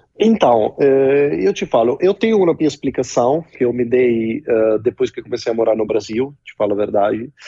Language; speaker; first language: Portuguese; non-native, fluent; Italian